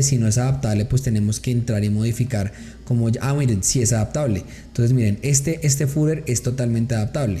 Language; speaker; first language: Spanish; native; Spanish